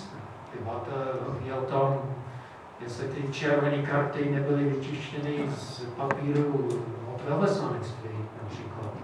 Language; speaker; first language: Czech; non-native, fluent; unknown